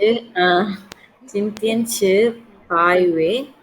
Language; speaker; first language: Chinese; non-native, learner; Tamil